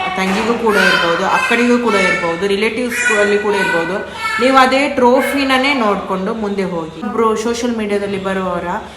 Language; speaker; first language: Kannada; non-native, local second language; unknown